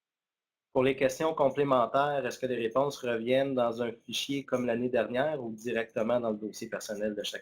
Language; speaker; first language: French; native; French